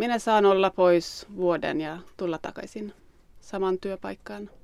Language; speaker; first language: Finnish; non-native, local second language; Swedish